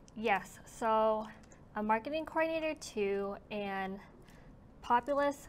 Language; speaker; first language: English; native; English